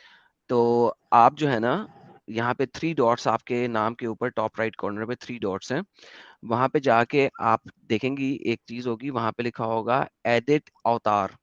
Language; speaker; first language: Hindi; native; Hindi